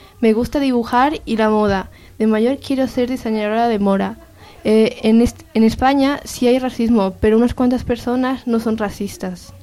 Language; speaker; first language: Spanish; early bilingual, heritage; Spanish